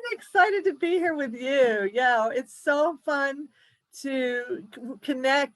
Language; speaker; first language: English; native; English